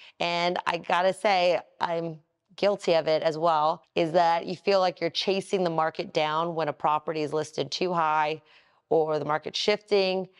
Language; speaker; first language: English; native; English